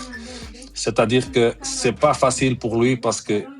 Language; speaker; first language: French; non-native, fluent; Portuguese